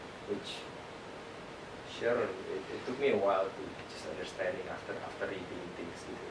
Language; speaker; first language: English; non-native, fluent; Indonesian